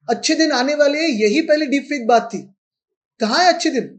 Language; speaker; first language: Hindi; non-native, local second language; Marathi